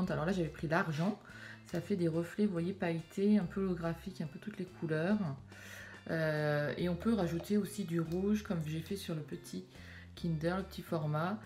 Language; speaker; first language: French; native; French